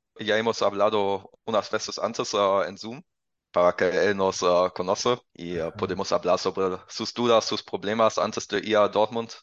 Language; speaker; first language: Spanish; non-native, learner; German